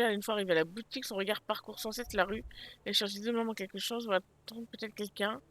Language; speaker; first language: French; native; French